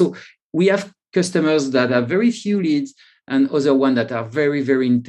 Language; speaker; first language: English; non-native, fluent; French